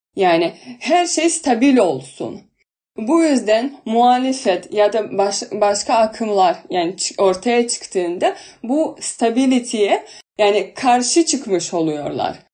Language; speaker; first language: Turkish; non-native, fluent; Russian